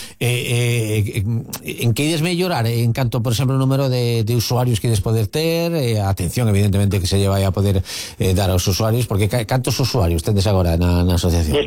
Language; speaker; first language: Galician; native; Galician